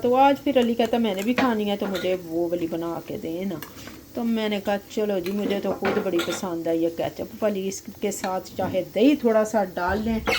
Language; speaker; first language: Urdu; non-native, local second language; Punjabi